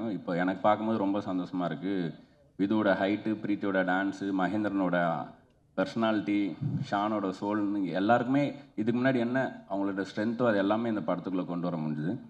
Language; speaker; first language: Tamil; native; Tamil